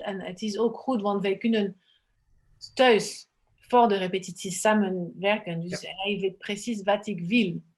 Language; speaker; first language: Dutch; non-native, fluent; French